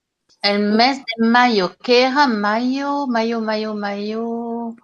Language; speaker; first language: Spanish; non-native, learner; French